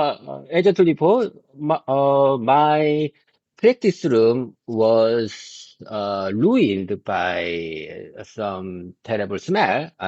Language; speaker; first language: English; non-native, learner; Korean